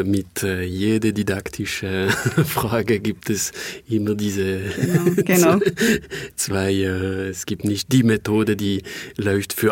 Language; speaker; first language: German; non-native, fluent; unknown